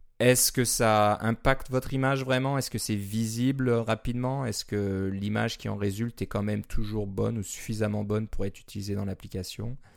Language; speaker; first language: French; native; French